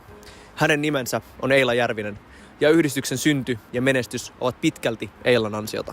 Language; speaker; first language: Finnish; native; Finnish